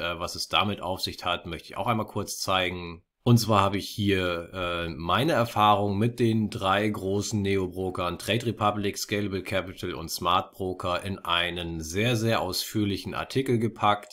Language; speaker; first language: German; native; German